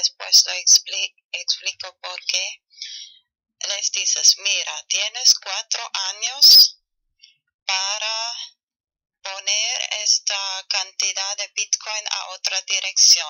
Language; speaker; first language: Spanish; non-native, fluent; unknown